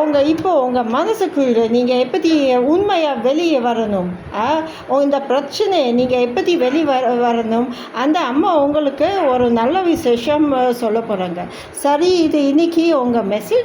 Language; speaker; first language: Tamil; non-native, learner; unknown